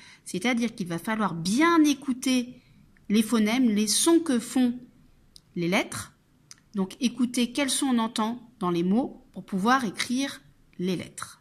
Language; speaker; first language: French; native; French